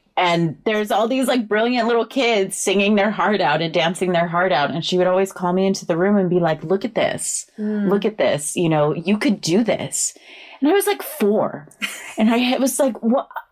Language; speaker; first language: English; native; English